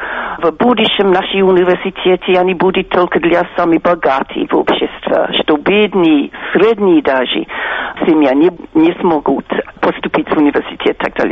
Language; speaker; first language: Russian; non-native, fluent; English